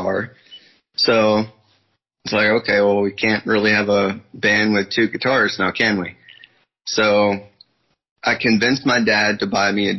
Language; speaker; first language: English; native; English